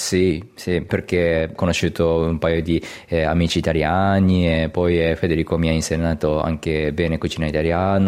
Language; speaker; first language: Italian; non-native, learner; Japanese